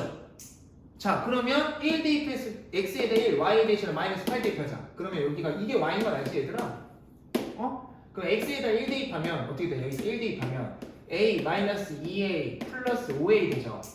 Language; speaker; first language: Korean; native; Korean